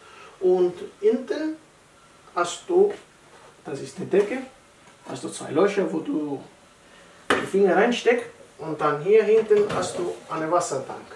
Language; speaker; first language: German; non-native, learner; Italian